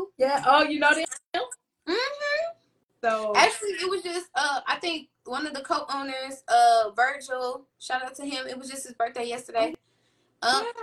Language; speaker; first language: English; native; English